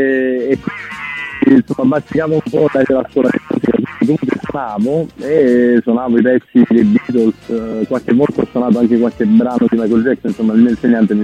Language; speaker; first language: Italian; native; Italian